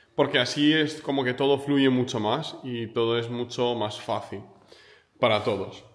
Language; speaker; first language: Spanish; non-native, fluent; Ukrainian